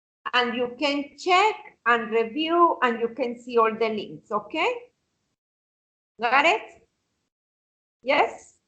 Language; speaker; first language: English; non-native, fluent; Spanish